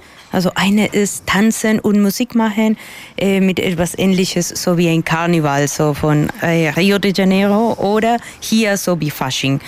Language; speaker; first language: German; non-native, fluent; Spanish